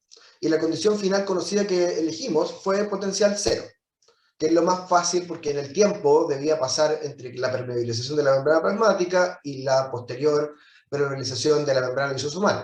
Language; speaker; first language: Spanish; native; Spanish